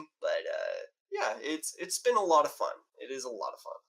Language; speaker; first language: English; native; English